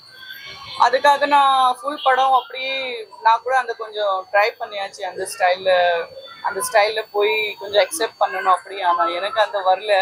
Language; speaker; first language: Tamil; non-native, fluent; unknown